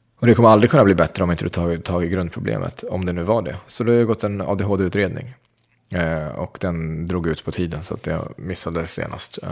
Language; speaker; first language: Swedish; early bilingual, other home language; Central Kurdish